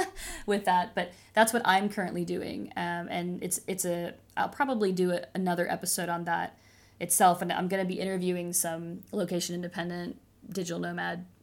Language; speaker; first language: English; native; English